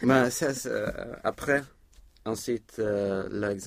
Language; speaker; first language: French; non-native, learner; Swedish